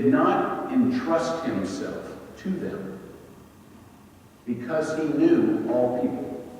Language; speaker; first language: English; native; English